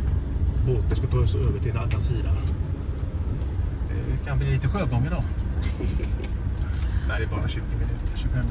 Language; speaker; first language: Swedish; native; Swedish